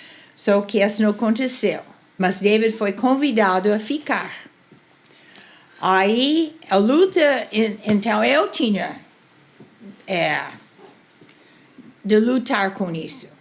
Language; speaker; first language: Portuguese; non-native, fluent; English